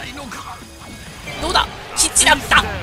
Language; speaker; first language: Japanese; native; Japanese